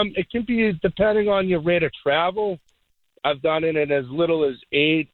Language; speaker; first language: English; native; English